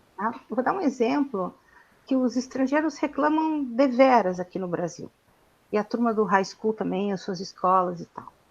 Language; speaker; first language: Portuguese; native; Portuguese